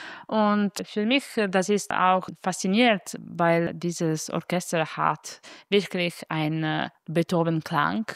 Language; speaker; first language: German; non-native, fluent; Italian